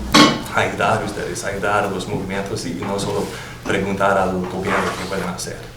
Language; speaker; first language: Spanish; non-native, fluent; English